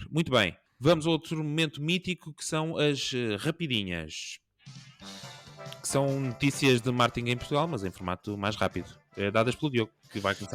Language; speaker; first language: Portuguese; native; Portuguese